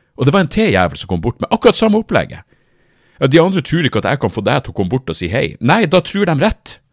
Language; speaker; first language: Norwegian; native; Norwegian